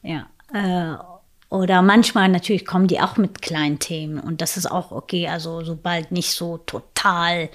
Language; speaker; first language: German; non-native, fluent; Arabic